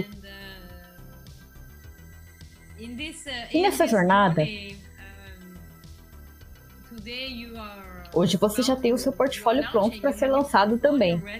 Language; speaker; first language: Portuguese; non-native, learner; English